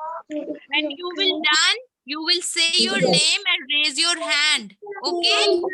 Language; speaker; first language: English; non-native, fluent; Urdu